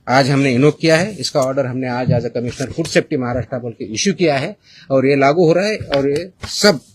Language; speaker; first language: Hindi; non-native, local second language; Marathi